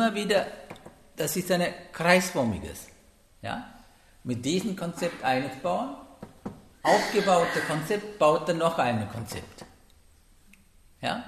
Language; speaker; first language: German; non-native, learner; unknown